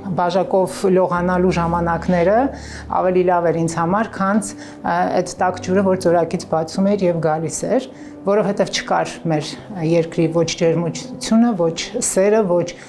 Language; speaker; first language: Armenian; native; Armenian